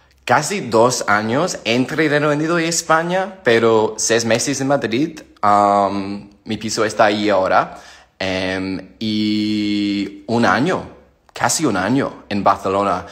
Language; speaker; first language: Spanish; non-native, learner; English